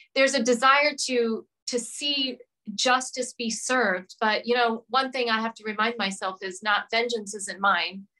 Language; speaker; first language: English; native; English